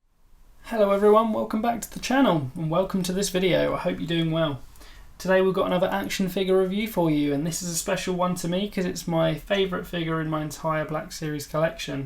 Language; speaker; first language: English; native; English